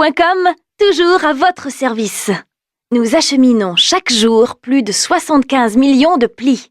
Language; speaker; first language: French; native; French